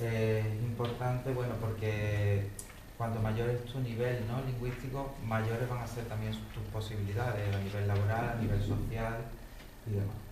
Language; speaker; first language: Spanish; native; Spanish